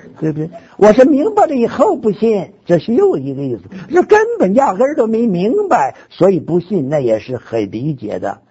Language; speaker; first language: Chinese; native; Chinese